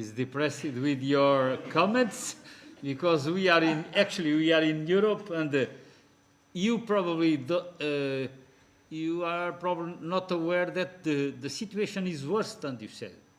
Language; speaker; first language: English; non-native, fluent; Portuguese